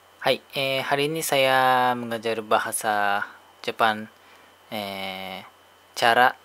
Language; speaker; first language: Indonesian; non-native, learner; Japanese